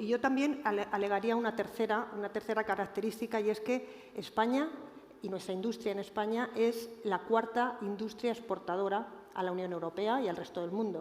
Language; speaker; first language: Spanish; native; Spanish